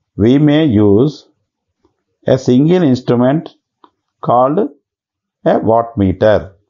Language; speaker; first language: English; non-native, local second language; Telugu